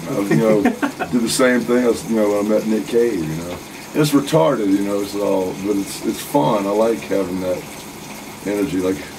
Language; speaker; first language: English; native; English